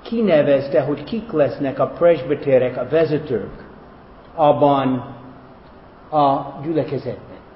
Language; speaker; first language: Hungarian; non-native, fluent; English